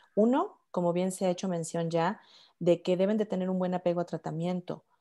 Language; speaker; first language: Spanish; native; Spanish